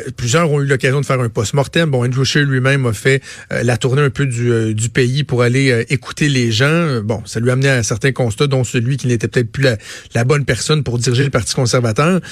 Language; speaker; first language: French; native; French